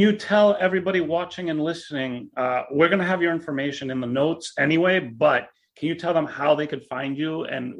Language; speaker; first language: English; native; English